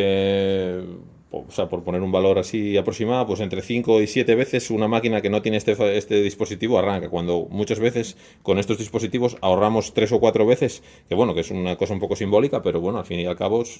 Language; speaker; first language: Spanish; native; Spanish